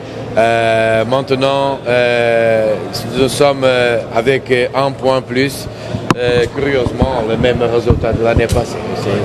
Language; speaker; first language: French; non-native, learner; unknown